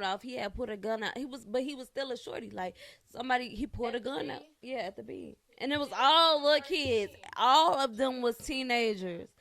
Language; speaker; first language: English; native; English